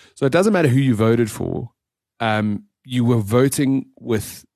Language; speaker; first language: English; native; English